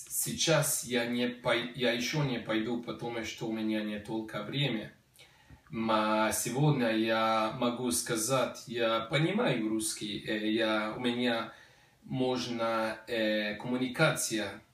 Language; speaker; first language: Russian; non-native, learner; Slovenian